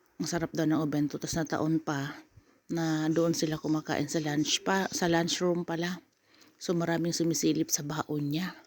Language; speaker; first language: Filipino; native; Filipino